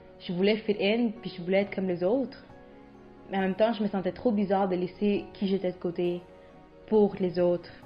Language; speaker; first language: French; early bilingual, other home language; Spanish